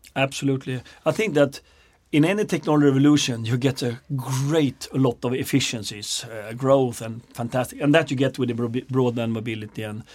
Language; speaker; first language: English; non-native, fluent; Swedish